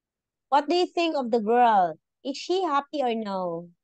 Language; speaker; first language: English; non-native, local second language; Filipino